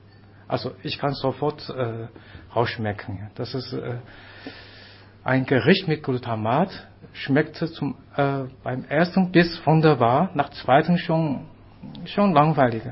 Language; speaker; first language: German; non-native, fluent; Chinese